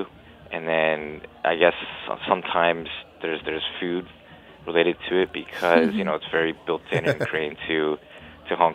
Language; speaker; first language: English; non-native, local second language; Cantonese